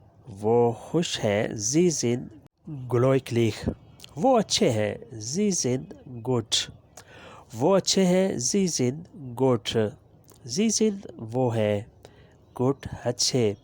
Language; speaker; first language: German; non-native, learner; Urdu